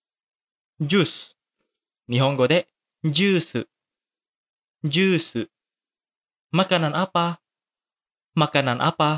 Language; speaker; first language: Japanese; non-native, fluent; Indonesian